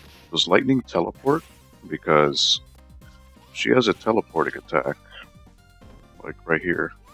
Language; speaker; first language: English; native; English